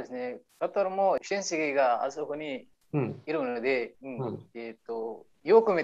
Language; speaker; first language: Japanese; non-native, learner; Arabic